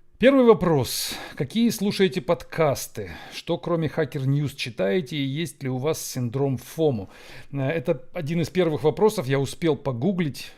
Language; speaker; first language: Russian; native; Russian